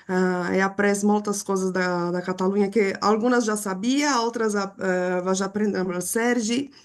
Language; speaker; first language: Catalan; non-native, fluent; Portuguese